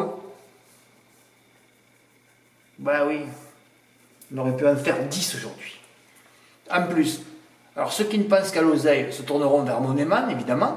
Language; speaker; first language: French; native; French